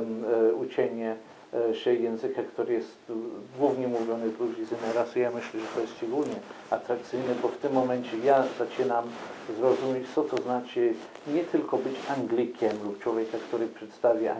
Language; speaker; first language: Polish; non-native, fluent; English